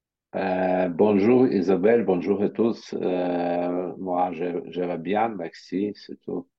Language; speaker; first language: French; non-native, learner; Ukrainian